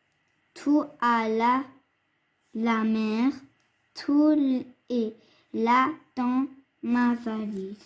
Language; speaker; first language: French; non-native, fluent; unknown